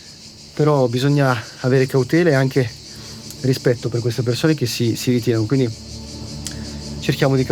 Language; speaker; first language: Italian; native; Italian